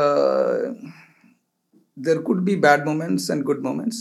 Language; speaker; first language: English; non-native, local second language; Malayalam